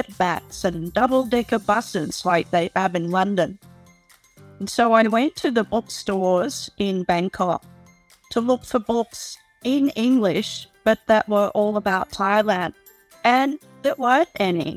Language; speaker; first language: English; native; English